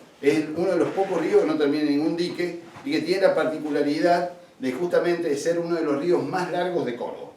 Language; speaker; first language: Spanish; native; Spanish